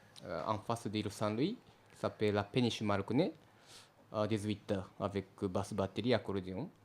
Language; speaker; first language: French; non-native, learner; Japanese